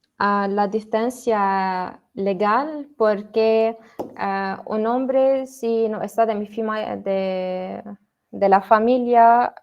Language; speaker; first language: Spanish; non-native, learner; Arabic